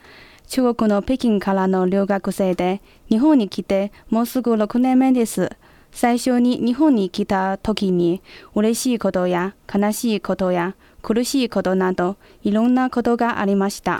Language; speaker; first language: Japanese; non-native, fluent; Chinese